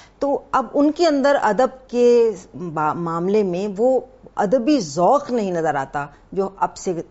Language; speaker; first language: Urdu; native; Urdu